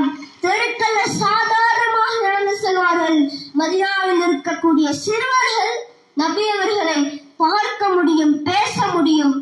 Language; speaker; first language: Tamil; native; Tamil